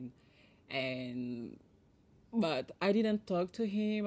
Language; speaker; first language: English; non-native, fluent; French